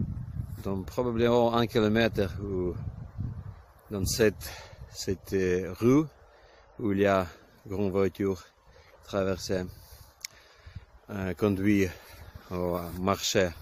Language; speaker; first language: French; non-native, learner; Ukrainian